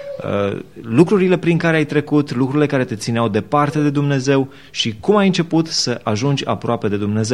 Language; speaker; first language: Romanian; native; Romanian